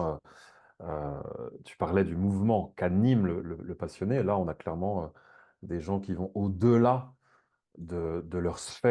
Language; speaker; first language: French; native; French